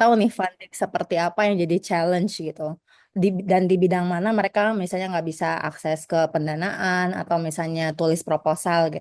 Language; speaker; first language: Indonesian; native; Indonesian